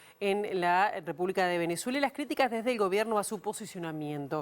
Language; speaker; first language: Spanish; native; Spanish